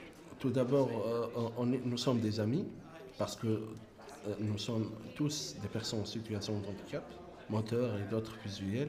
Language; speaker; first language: French; non-native, local second language; Arabic